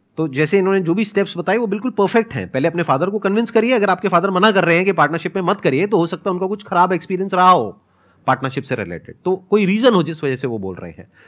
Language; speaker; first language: Hindi; native; Hindi